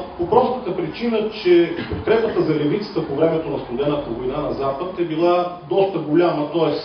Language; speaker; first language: Bulgarian; native; Bulgarian